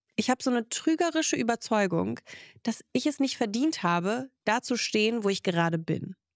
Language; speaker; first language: German; early bilingual, other home language; Russian